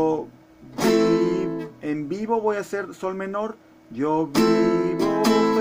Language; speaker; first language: Spanish; native; Spanish